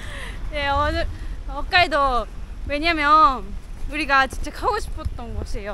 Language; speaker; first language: Korean; non-native, learner; Japanese